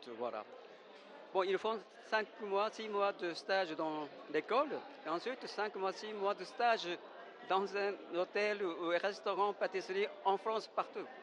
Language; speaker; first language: French; non-native, fluent; Japanese